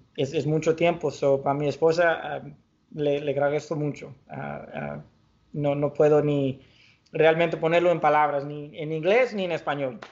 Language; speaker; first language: Spanish; early bilingual, heritage; Spanish